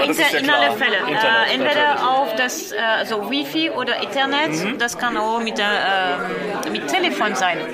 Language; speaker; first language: German; non-native, learner; French